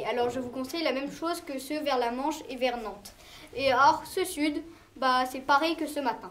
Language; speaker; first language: French; native; French